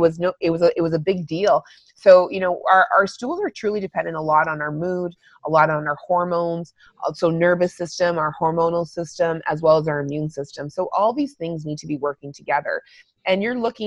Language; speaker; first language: English; native; English